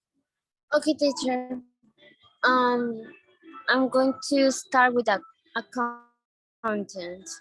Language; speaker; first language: English; non-native, learner; Spanish